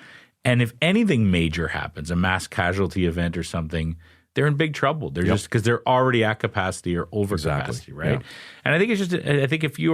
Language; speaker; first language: English; native; English